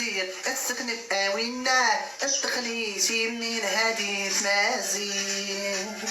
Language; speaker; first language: Arabic; native; Arabic